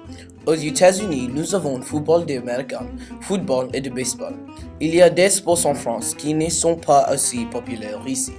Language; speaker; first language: French; non-native, learner; English